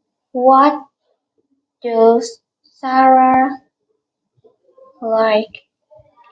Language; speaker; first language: English; non-native, learner; Vietnamese